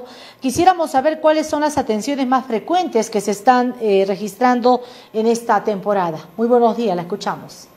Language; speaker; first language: Spanish; native; Spanish